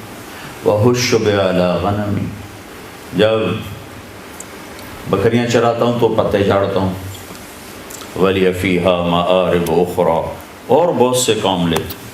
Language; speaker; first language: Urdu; non-native, local second language; Punjabi